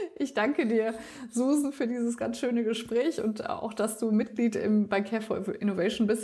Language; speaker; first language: German; native; German